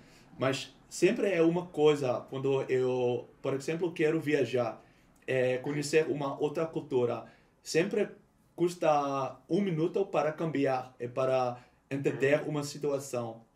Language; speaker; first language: Portuguese; non-native, learner; Dutch